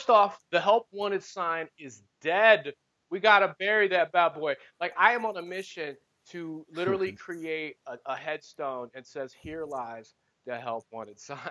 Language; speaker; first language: English; native; English